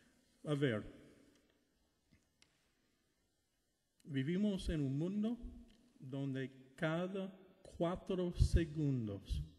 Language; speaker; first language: Spanish; non-native, fluent; English